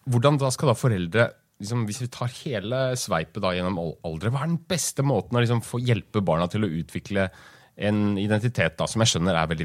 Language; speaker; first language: Norwegian; native; Norwegian